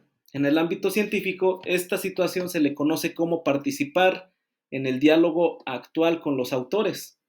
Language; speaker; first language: Spanish; native; Spanish